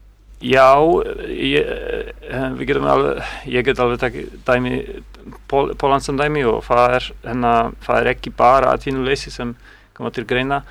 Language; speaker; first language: Icelandic; non-native, learner; Polish